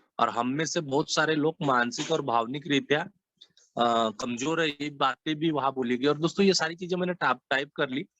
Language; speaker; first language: Hindi; non-native, local second language; Marathi